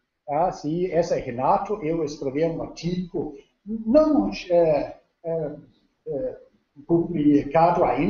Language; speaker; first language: Portuguese; non-native, learner; Danish